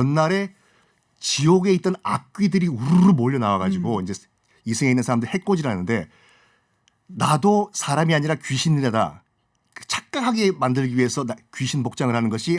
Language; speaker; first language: Korean; native; Korean